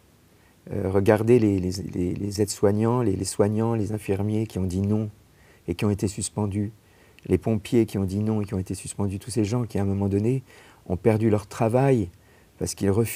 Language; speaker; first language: French; native; French